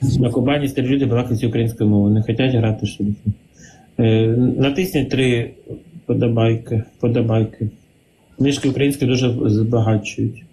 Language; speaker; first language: Ukrainian; non-native, local second language; Russian